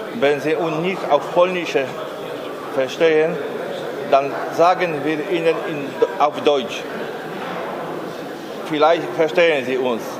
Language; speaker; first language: German; non-native, learner; Polish